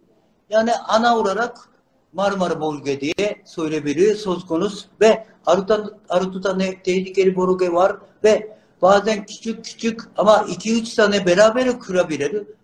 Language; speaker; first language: Turkish; non-native, learner; Japanese